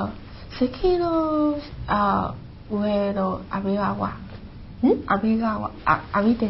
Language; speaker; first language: Japanese; non-native, learner; Chinese